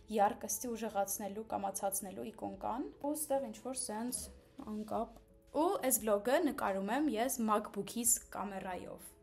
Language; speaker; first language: Armenian; early bilingual, heritage; Armenian